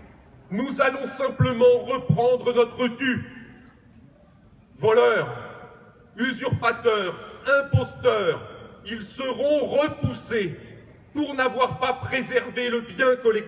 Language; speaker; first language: French; native; French